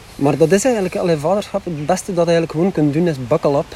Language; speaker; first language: Dutch; native; Dutch